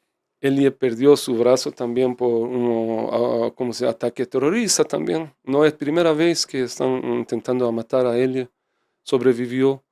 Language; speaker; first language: Portuguese; non-native, fluent; Persian